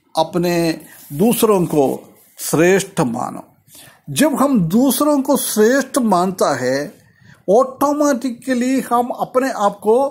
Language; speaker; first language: Hindi; non-native, local second language; Malayalam